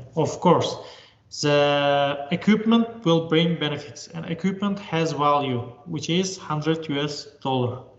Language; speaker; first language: English; non-native, fluent; Uzbek